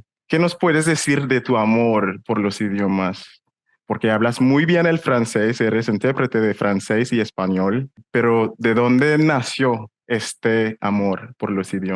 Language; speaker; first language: Spanish; non-native, fluent; English